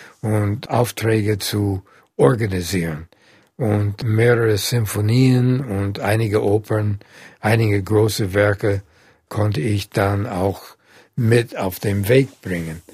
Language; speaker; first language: German; non-native, fluent; English